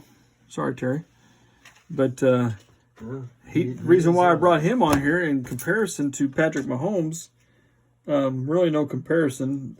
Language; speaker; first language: English; native; English